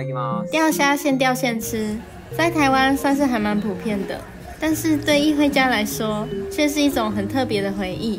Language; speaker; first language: Chinese; native; Chinese